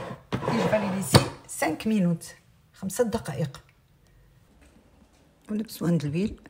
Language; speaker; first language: French; non-native, local second language; Arabic